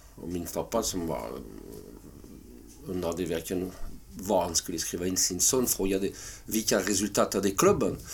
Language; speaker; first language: Swedish; non-native, fluent; French